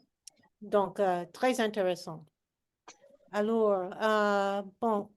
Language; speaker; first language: French; non-native, fluent; English